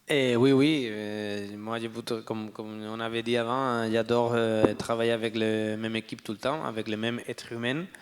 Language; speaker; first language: French; non-native, learner; Spanish